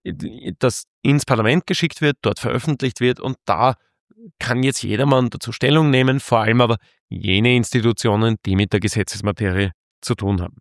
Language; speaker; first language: German; native; German